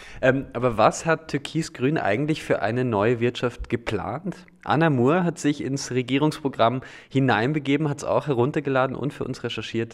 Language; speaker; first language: German; native; German